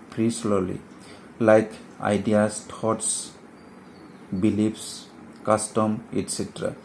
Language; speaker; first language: English; non-native, local second language; Assamese